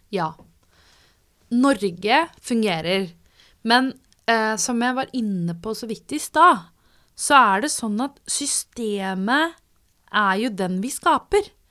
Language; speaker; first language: Norwegian; native; Norwegian